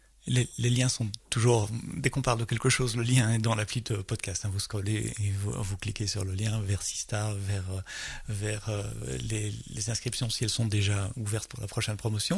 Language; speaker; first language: French; native; French